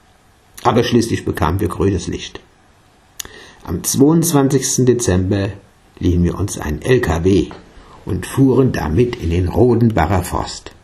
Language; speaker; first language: German; native; German